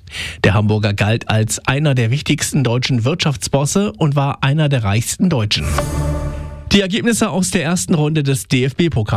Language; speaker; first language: German; native; German